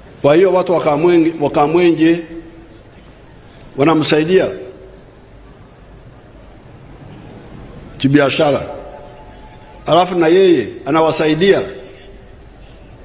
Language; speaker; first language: Swahili; non-native, local second language; Nyankole